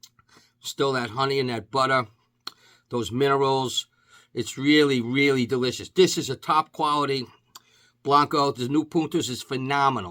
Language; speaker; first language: English; native; English